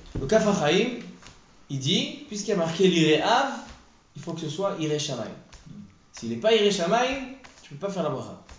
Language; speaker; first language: French; native; French